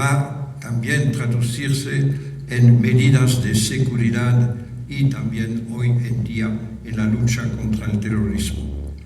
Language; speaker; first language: Spanish; non-native, fluent; French